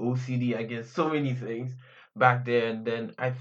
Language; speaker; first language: English; non-native, local second language; Akan